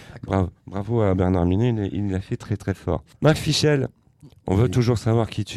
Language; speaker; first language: French; native; French